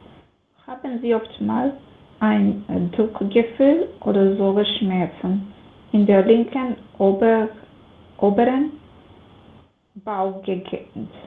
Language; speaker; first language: German; non-native, learner; Macedonian